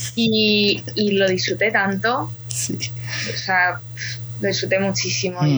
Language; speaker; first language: Spanish; early bilingual, other home language; Ukrainian